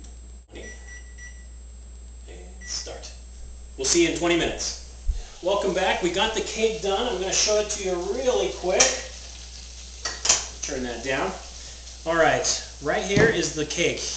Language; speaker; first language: English; native; English